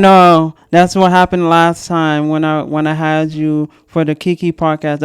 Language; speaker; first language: English; native; English